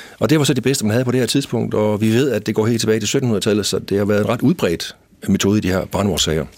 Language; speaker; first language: Danish; native; Danish